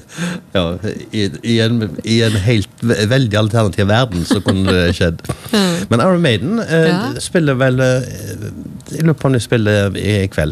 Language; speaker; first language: Norwegian; native; Norwegian